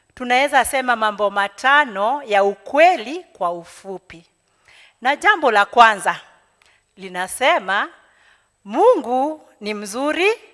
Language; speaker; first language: Swahili; non-native, local second language; Kikuyu